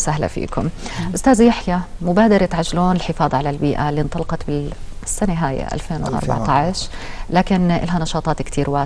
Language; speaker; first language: Arabic; native; Arabic